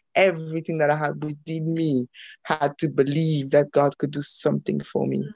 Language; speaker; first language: English; non-native, fluent; French